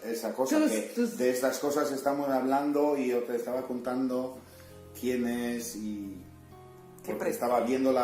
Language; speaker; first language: Spanish; non-native, fluent; Polish